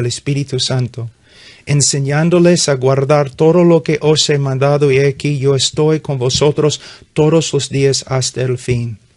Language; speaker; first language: Spanish; non-native, fluent; English